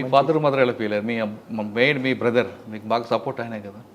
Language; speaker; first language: Telugu; native; Telugu